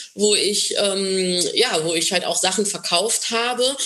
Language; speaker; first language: German; non-native, fluent; Portuguese